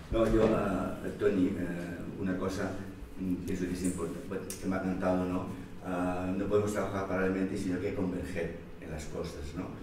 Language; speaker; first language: Catalan; non-native, local second language; Spanish